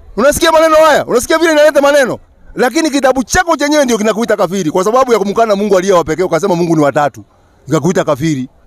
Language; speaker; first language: Swahili; non-native, local second language; Kikuyu